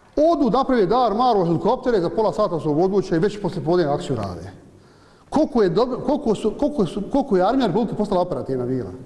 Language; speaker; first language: Bosnian; native; Bosnian